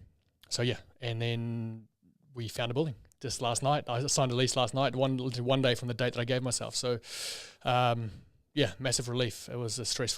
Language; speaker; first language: English; native; English